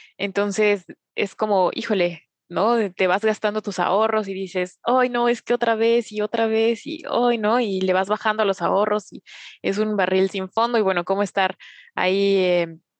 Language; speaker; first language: Spanish; native; Spanish